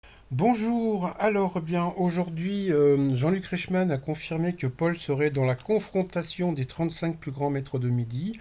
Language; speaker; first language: French; native; French